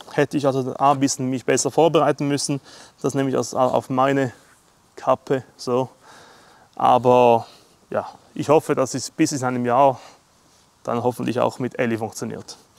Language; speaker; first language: German; native; German